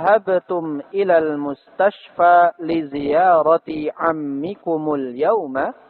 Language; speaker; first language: Arabic; non-native, fluent; Indonesian